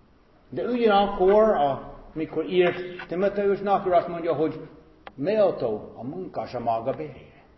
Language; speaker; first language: Hungarian; non-native, fluent; English